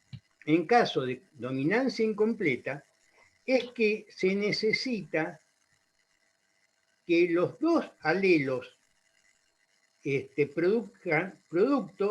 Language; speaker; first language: Spanish; native; Spanish